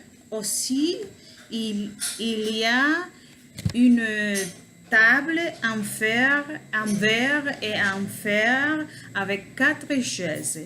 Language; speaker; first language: French; non-native, learner; Spanish